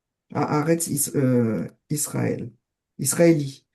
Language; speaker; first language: Hebrew; non-native, learner; French